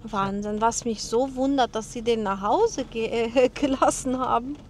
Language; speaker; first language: German; non-native, fluent; Ukrainian